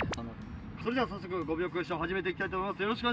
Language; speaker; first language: Japanese; native; Japanese